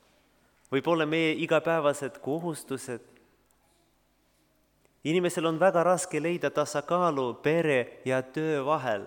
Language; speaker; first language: Estonian; non-native, learner; Russian